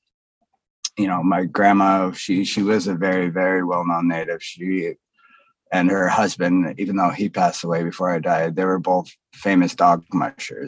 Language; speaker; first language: English; native; English